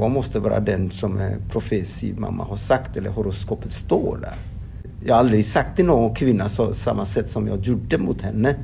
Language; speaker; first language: Swedish; non-native, fluent; Odia